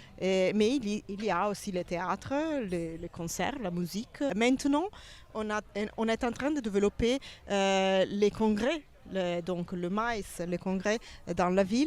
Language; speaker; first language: French; non-native, learner; Italian